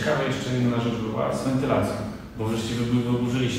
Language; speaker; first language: Polish; native; Polish